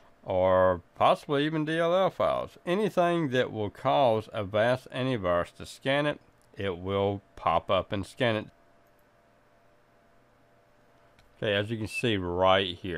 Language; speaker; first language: English; native; English